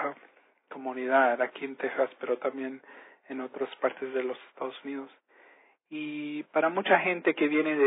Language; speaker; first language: Spanish; early bilingual, heritage; Spanish